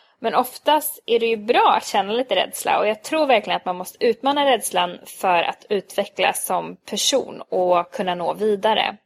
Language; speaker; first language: Swedish; early bilingual, other home language; Hungarian